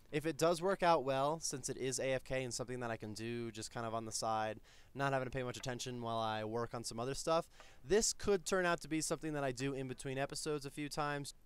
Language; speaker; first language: English; native; English